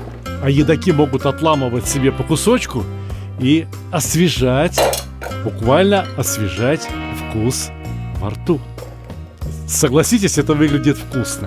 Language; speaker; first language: Russian; native; Russian